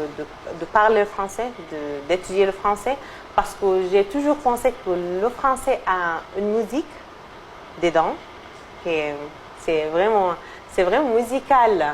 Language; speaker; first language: French; non-native, fluent; Arabic